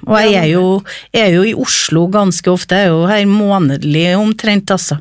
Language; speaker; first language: Norwegian; native; Norwegian